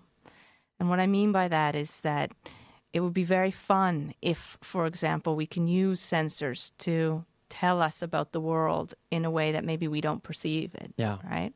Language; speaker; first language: English; native; English